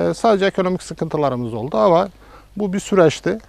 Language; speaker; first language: Turkish; native; Turkish